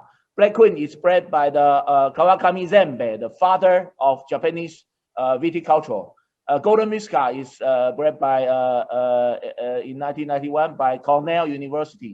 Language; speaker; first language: English; non-native, fluent; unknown